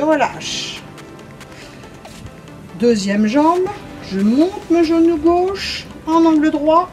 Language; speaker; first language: French; native; French